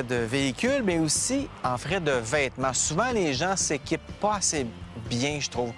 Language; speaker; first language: French; native; French